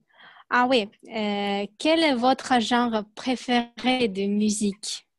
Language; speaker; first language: French; non-native, learner; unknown